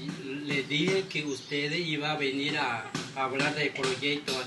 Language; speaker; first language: Spanish; non-native, local second language; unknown